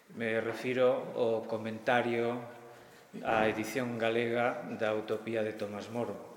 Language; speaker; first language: Galician; native; Galician